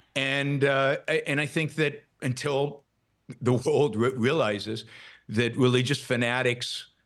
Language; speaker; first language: English; non-native, fluent; Hebrew